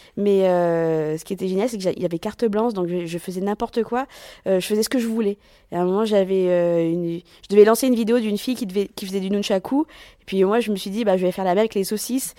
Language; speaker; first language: French; native; French